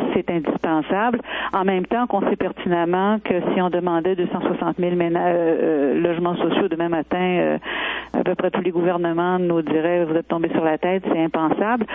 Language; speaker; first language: French; native; French